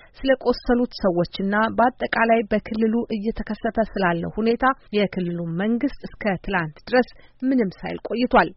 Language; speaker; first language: Amharic; native; Amharic